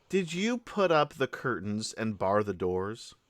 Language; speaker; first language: English; native; English